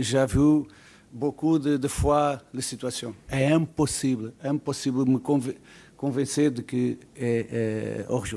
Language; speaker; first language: French; non-native, learner; Portuguese